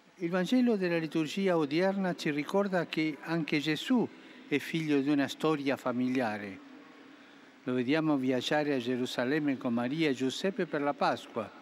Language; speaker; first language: Italian; non-native, fluent; Spanish